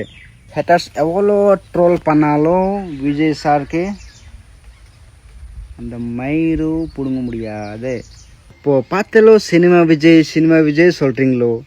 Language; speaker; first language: Tamil; non-native, learner; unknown